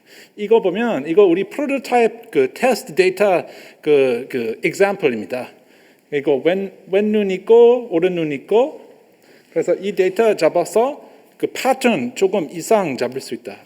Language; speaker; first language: Korean; non-native, learner; English